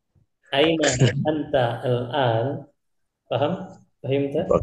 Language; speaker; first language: Arabic; non-native, fluent; Indonesian